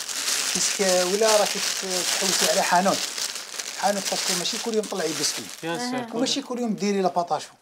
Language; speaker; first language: Arabic; native; Arabic